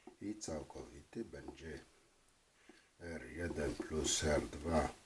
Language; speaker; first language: Polish; non-native, fluent; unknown